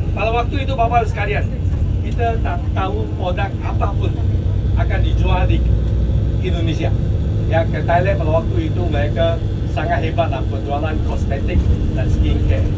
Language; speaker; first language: Malay; non-native, local second language; Chinese